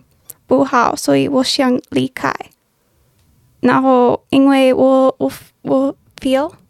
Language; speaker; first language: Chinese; non-native, learner; English